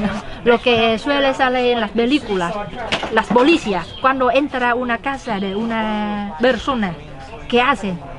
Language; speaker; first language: Spanish; non-native, fluent; Vietnamese